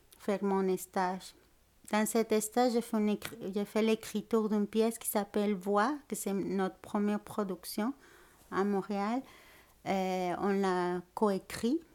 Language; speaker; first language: French; non-native, fluent; Spanish